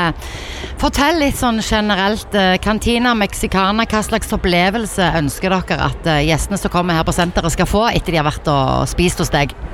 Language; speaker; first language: Norwegian; native; Norwegian